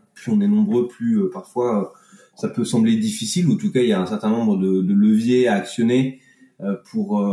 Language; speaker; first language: French; native; French